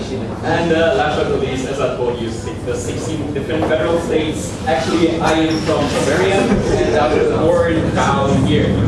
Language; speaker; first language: English; non-native, fluent; German